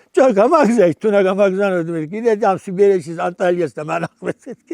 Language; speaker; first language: Georgian; native; Georgian